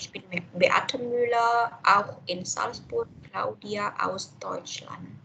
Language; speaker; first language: German; non-native, fluent; Indonesian